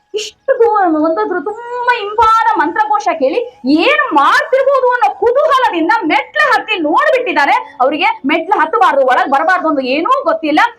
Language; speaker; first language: Kannada; non-native, local second language; Tamil